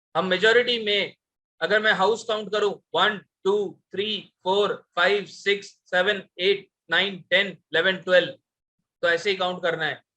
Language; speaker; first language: Hindi; non-native, local second language; Bangla